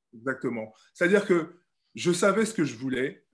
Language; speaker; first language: French; native; French